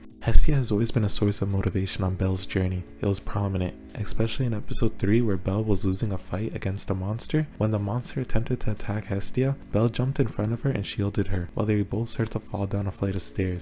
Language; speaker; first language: English; native; English